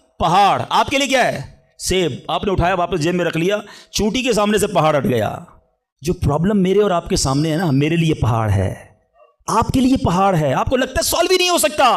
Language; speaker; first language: Urdu; native; Urdu